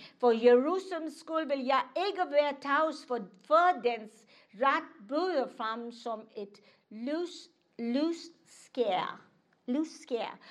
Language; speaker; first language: Danish; non-native, fluent; English